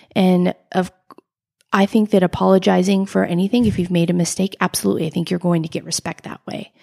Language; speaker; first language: English; native; English